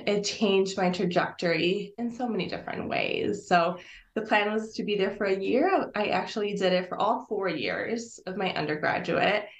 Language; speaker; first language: English; early bilingual, other home language; Spanish